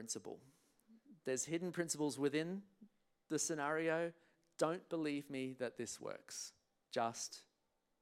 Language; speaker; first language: English; native; English